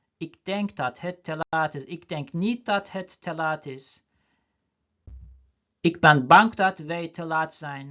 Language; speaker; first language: Dutch; non-native, learner; Turkish